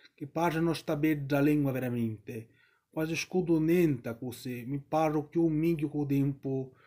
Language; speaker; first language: Italian; non-native, learner; English